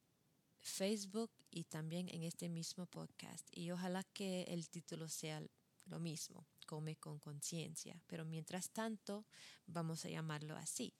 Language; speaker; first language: Spanish; non-native, fluent; English